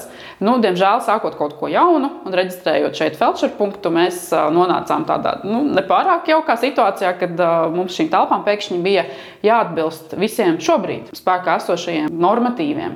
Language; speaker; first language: Latvian; native; Latvian